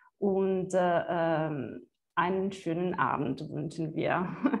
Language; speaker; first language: German; non-native, fluent; Italian